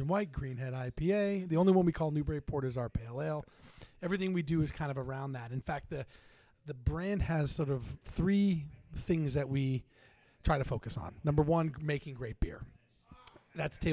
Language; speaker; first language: English; native; English